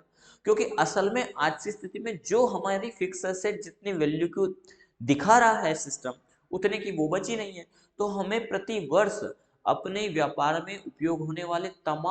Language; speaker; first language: Hindi; native; Hindi